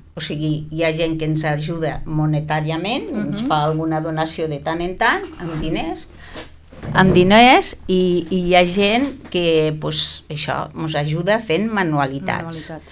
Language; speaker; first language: Catalan; native; Catalan